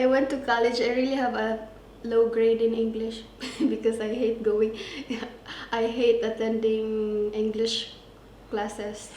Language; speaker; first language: English; non-native, local second language; Cebuano